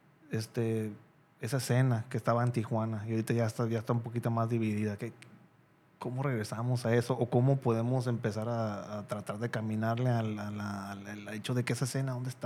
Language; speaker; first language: Spanish; native; Spanish